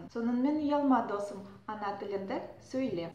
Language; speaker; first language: Kazakh; non-native, learner; Russian